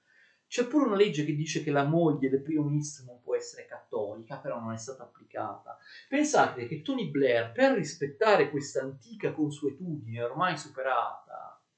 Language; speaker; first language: Italian; native; Italian